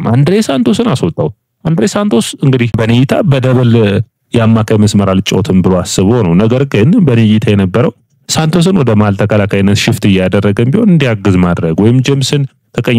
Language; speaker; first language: Amharic; native; Amharic